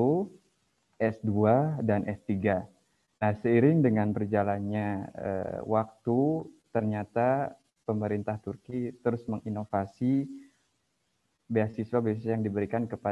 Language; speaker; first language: Indonesian; native; Indonesian